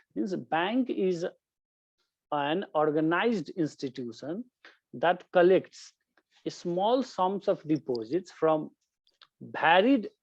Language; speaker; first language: English; non-native, local second language; Nepali